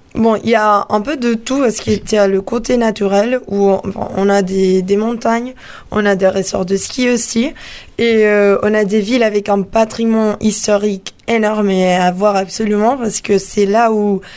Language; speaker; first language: French; non-native, fluent; Spanish